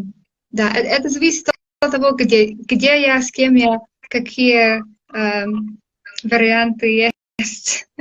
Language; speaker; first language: Russian; non-native, fluent; English